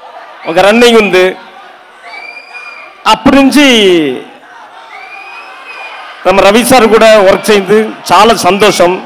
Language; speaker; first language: Telugu; non-native, learner; Tamil